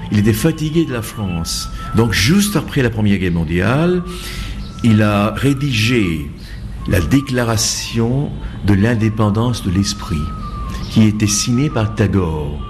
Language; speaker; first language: French; non-native, fluent; Bangla